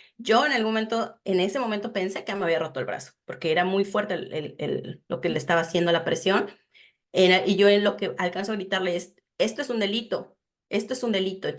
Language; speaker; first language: Spanish; native; Spanish